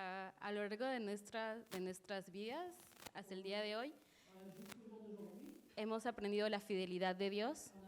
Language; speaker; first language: Spanish; early bilingual, heritage; Spanish